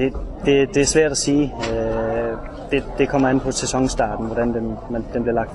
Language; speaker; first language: Danish; native; Danish